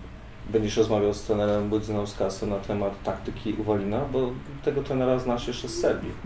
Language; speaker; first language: Polish; native; Polish